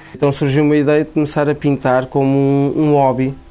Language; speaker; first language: Portuguese; native; Portuguese